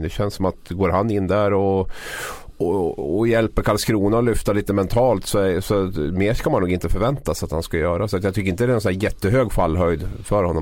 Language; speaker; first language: Swedish; native; Swedish